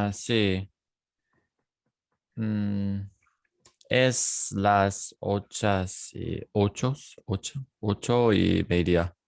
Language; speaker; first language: Spanish; non-native, fluent; English